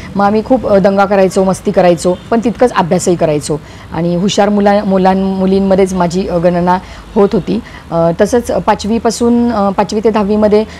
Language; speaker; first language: Marathi; native; Marathi